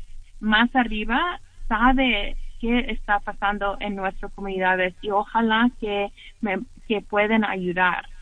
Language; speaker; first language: Spanish; early bilingual, heritage; English